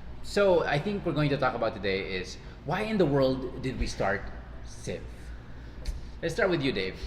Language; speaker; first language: English; non-native, local second language; Cebuano